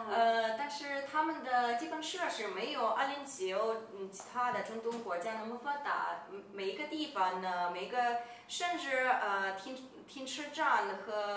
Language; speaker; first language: Chinese; non-native, fluent; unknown